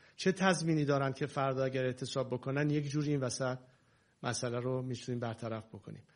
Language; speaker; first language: Persian; native; Persian